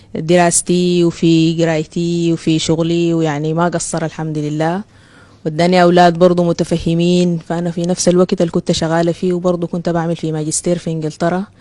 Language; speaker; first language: Arabic; native; Arabic